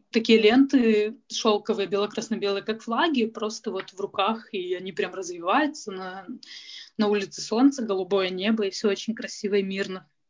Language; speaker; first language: Russian; native; Russian